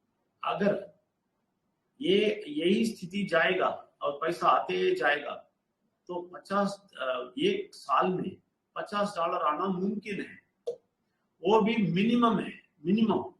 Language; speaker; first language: Hindi; non-native, local second language; Telugu